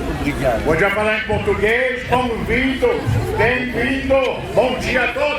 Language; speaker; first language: Portuguese; non-native, fluent; French